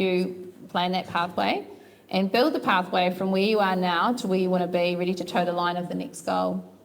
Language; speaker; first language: English; native; English